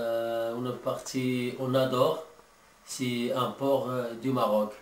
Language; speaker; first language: French; non-native, learner; Arabic